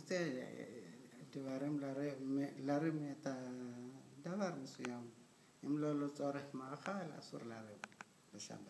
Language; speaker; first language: Hebrew; non-native, fluent; Amharic